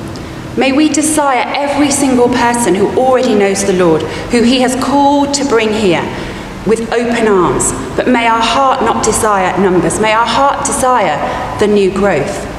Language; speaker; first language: English; native; English